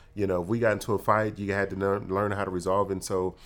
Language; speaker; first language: English; native; English